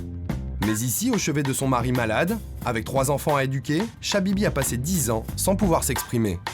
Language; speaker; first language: French; native; French